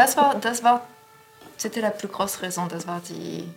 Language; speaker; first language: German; non-native, learner; French